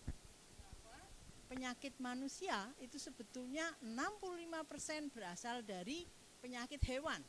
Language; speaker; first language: Indonesian; native; Indonesian